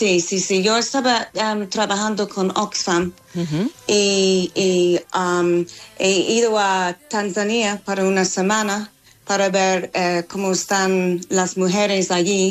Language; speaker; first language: Spanish; non-native, fluent; English